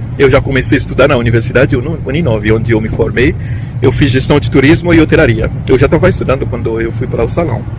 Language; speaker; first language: Portuguese; non-native, fluent; Haitian Creole